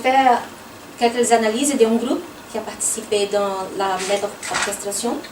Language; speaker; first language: French; non-native, fluent; Portuguese